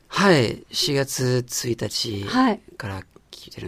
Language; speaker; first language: Japanese; non-native, learner; French